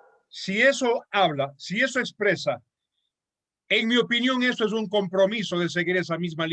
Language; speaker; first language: Spanish; native; Spanish